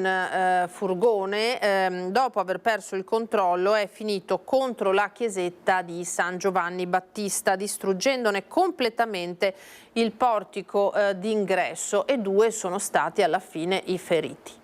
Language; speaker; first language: Italian; native; Italian